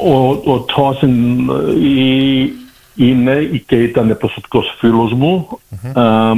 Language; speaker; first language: Greek; early bilingual, heritage; Greek